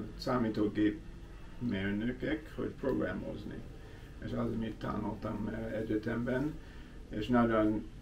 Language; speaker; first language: Hungarian; non-native, learner; English